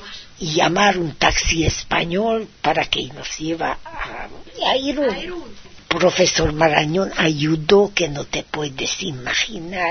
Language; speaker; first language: Spanish; non-native, fluent; Hungarian